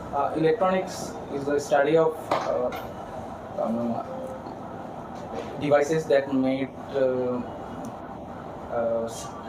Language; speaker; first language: English; non-native, local second language; Bangla